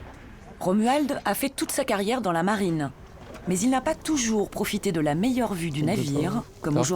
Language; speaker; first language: French; native; French